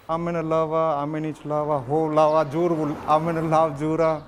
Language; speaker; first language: Armenian; non-native, learner; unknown